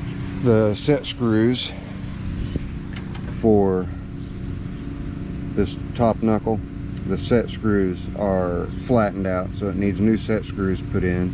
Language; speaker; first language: English; native; English